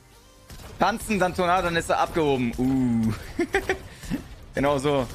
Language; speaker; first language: German; native; German